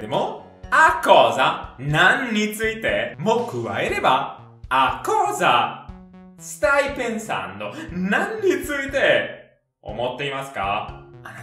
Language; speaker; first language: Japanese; non-native, fluent; Italian